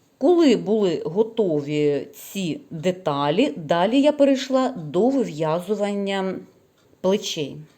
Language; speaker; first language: Ukrainian; non-native, local second language; Russian